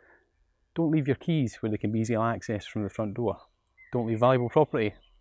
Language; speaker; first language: English; native; English